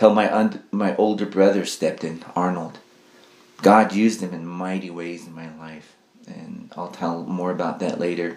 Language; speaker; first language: English; native; English